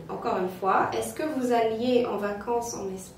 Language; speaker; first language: French; non-native, fluent; Polish